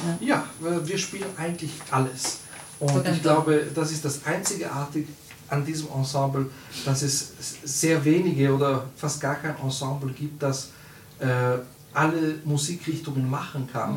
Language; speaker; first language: German; non-native, fluent; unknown